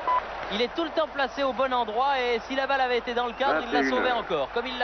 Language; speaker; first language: French; native; French